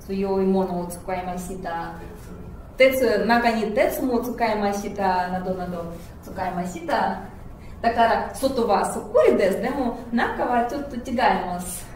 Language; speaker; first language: Japanese; non-native, fluent; Russian